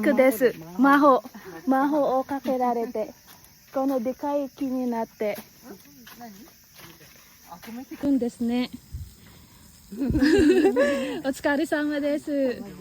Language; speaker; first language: Japanese; non-native, learner; Filipino